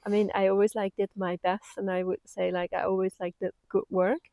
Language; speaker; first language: English; non-native, fluent; German